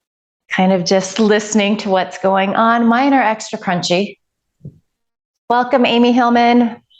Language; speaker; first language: English; native; English